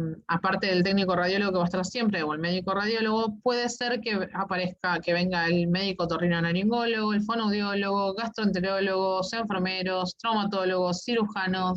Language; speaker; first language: Spanish; native; Spanish